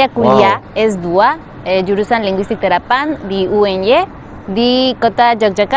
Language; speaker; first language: Indonesian; non-native, learner; Spanish